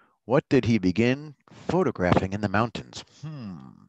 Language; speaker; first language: English; native; English